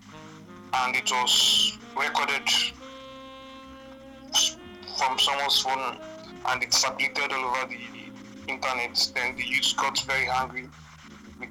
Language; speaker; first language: English; non-native, local second language; Igbo